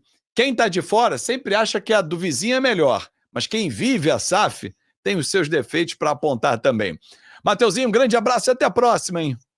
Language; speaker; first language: Portuguese; native; Portuguese